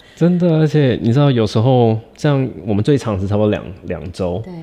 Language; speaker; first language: Chinese; non-native, fluent; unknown